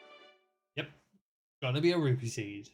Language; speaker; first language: English; native; English